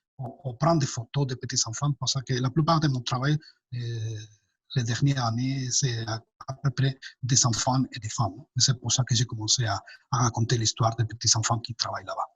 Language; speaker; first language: French; non-native, fluent; Spanish